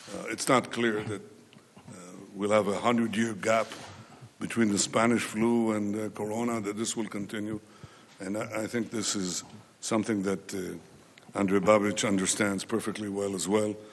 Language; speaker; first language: English; non-native, fluent; Hebrew